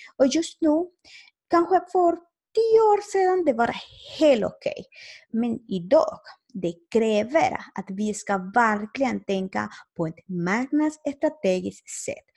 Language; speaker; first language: Swedish; non-native, fluent; Spanish